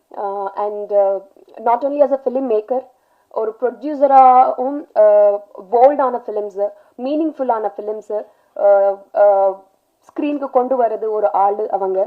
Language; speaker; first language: Tamil; non-native, learner; Telugu